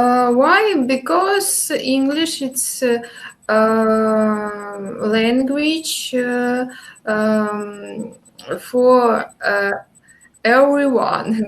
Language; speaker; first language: English; non-native, learner; Russian